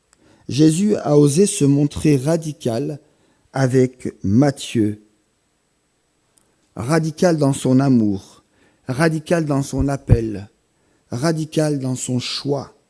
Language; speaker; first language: French; native; French